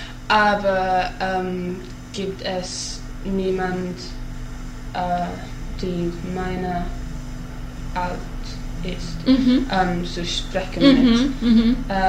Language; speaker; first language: German; non-native, learner; English